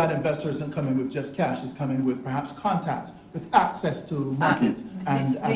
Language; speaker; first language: English; native; English